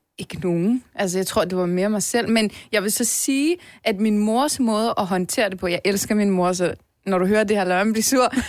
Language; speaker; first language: Danish; early bilingual, other home language; Turkish